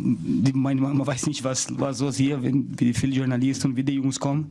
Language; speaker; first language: German; non-native, learner; Portuguese